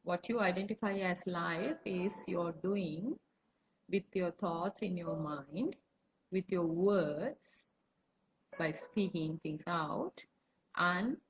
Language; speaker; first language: English; non-native, local second language; Sinhala